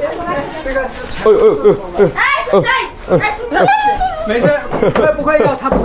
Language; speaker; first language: Chinese; non-native, learner; Bangla